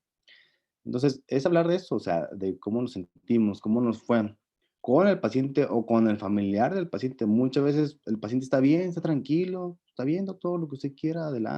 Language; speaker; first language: Spanish; native; Spanish